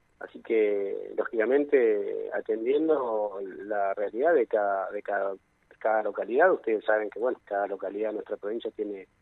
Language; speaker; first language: Spanish; native; Spanish